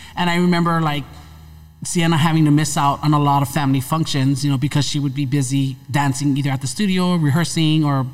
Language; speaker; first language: English; native; English